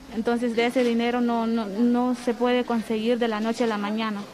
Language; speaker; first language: Spanish; native; Spanish